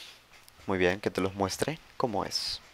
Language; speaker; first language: Spanish; native; Spanish